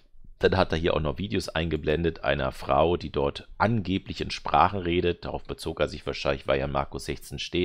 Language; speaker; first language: German; native; German